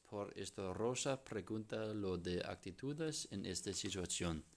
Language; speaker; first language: Spanish; non-native, learner; English